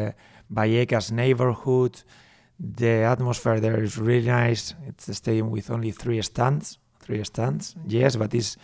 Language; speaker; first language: English; non-native, fluent; Spanish